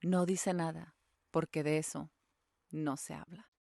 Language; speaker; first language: Spanish; early bilingual, heritage; Spanish